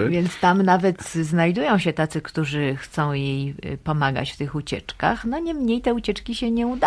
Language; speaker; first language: Polish; native; Polish